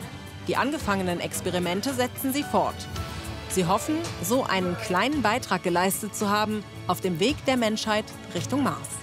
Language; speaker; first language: German; native; German